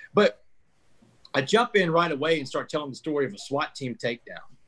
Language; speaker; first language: English; native; English